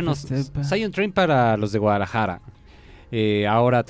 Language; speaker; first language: Spanish; native; Spanish